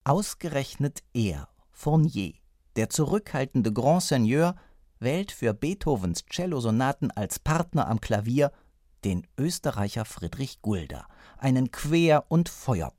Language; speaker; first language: German; native; German